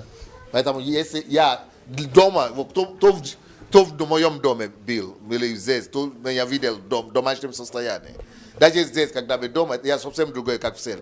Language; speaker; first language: Russian; non-native, learner; Yoruba